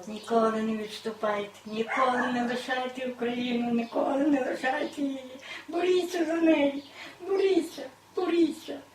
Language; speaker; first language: Ukrainian; native; Ukrainian